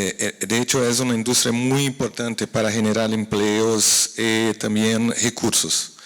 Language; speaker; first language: Spanish; non-native, fluent; Portuguese